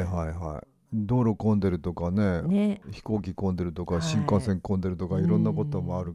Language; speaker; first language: Japanese; native; Japanese